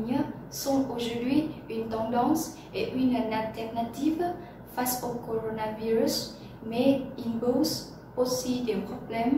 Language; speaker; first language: French; non-native, learner; Vietnamese